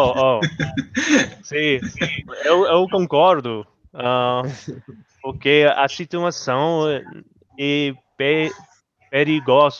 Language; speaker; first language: Portuguese; non-native, learner; English